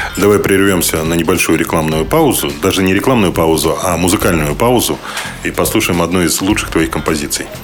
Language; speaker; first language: Russian; native; Russian